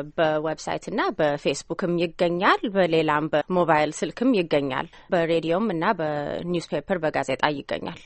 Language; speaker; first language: Amharic; early bilingual, heritage; Amharic